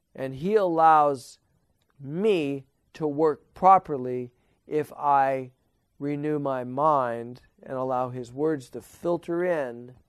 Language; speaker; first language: English; native; English